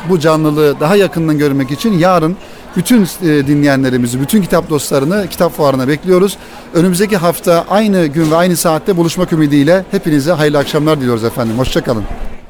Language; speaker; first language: Turkish; native; Turkish